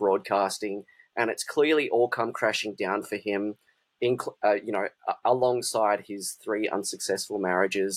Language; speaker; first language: English; native; English